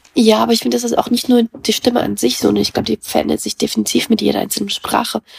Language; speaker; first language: German; early bilingual, other home language; Russian